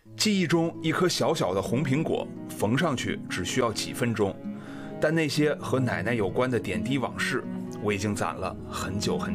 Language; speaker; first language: Chinese; native; Chinese